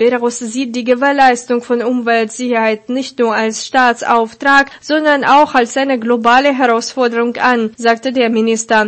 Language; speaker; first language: German; non-native, fluent; Russian